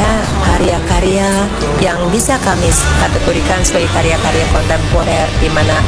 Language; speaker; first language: Indonesian; native; Indonesian